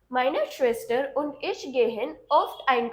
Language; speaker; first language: German; non-native, fluent; Hindi